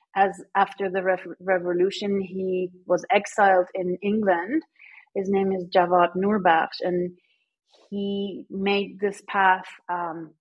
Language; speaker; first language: English; early bilingual, other home language; Persian